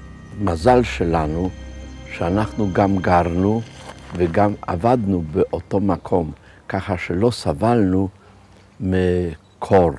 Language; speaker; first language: Hebrew; non-native, fluent; Polish